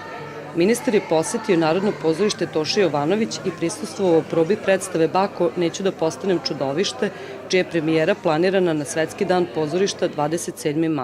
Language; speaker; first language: Serbian; native; Serbian